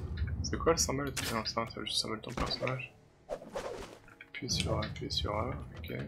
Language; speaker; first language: French; native; French